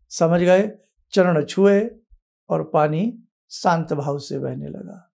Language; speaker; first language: Hindi; native; Hindi